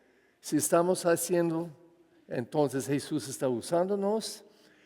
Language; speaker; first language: Spanish; non-native, fluent; English